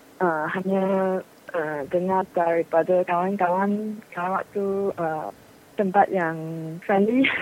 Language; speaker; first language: Malay; non-native, learner; Chinese